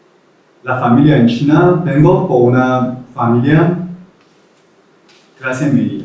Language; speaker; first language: Spanish; non-native, fluent; Chinese